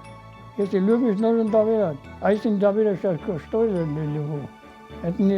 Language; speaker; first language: Russian; non-native, local second language; Armenian